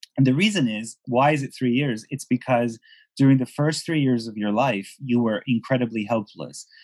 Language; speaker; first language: English; non-native, fluent; Persian